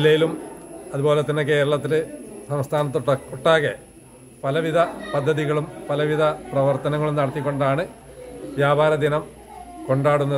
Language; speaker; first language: Malayalam; native; Malayalam